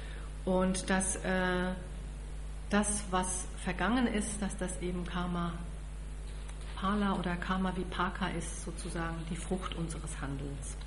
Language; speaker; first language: German; native; German